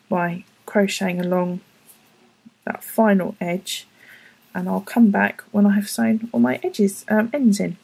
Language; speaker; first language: English; native; English